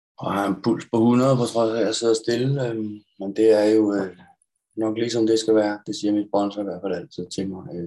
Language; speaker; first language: Danish; native; Danish